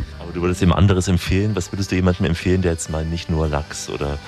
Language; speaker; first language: German; native; German